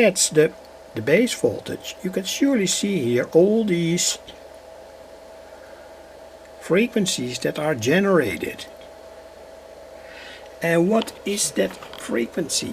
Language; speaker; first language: English; non-native, fluent; Dutch